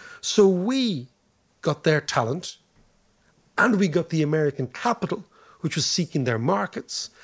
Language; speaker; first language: English; native; English